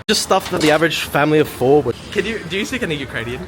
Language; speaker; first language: English; native; English